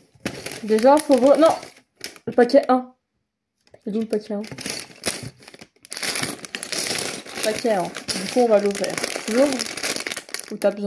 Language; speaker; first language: French; native; French